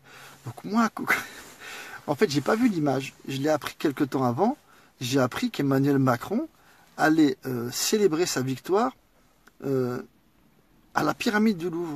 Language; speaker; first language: French; native; French